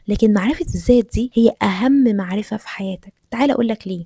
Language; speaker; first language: Arabic; native; Arabic